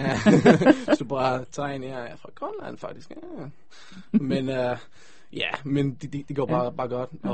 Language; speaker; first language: Danish; non-native, fluent; Hebrew